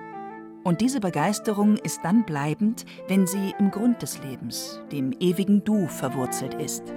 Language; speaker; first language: German; native; German